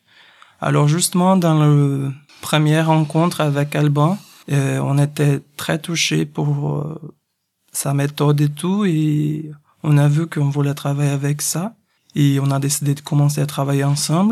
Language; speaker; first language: French; non-native, fluent; Portuguese